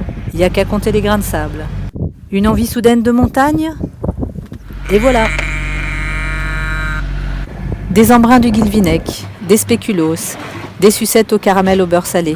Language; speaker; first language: French; native; French